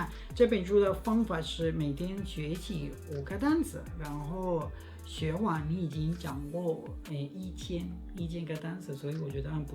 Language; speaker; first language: Chinese; non-native, fluent; Spanish